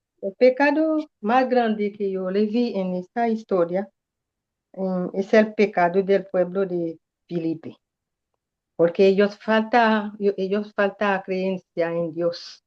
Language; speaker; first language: Spanish; non-native, learner; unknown